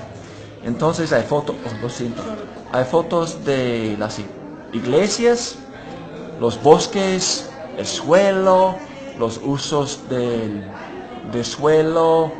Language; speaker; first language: Spanish; non-native, fluent; English